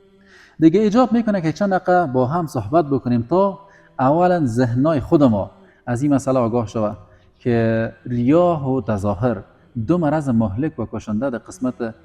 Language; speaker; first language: Persian; native; Persian